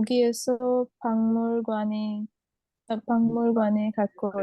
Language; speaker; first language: Korean; non-native, learner; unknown